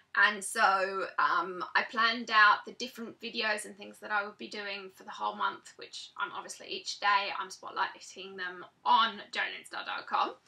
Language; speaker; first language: English; native; English